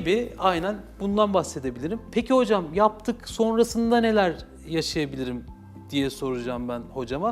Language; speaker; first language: Turkish; native; Turkish